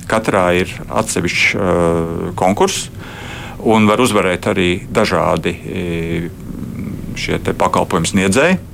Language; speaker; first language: Latvian; native; Latvian